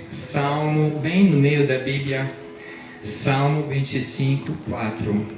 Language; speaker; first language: Portuguese; non-native, fluent; German